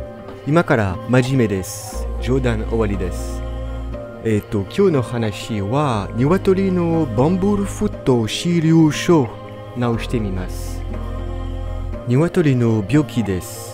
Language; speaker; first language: Japanese; non-native, learner; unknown